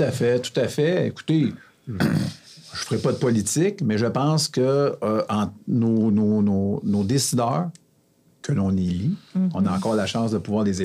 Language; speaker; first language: French; native; French